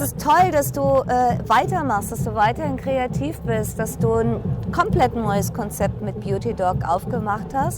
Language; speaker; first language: German; native; German